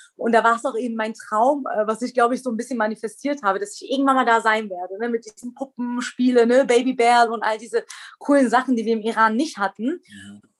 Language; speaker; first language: German; early bilingual, other home language; Persian